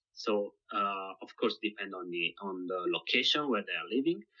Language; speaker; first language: English; non-native, fluent; Italian